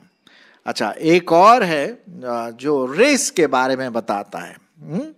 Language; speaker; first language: Hindi; non-native, local second language; Marathi